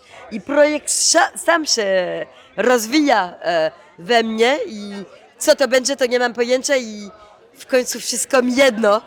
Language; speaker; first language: Polish; early bilingual, heritage; Polish